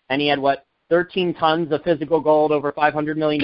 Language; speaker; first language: English; native; English